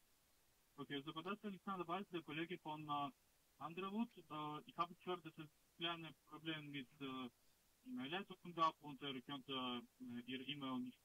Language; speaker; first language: German; non-native, learner; Russian